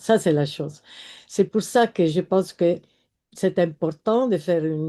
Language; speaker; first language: French; non-native, fluent; Italian